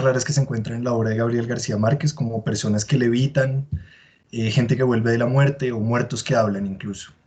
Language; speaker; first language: Spanish; native; Spanish